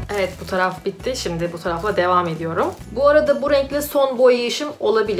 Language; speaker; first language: Turkish; native; Turkish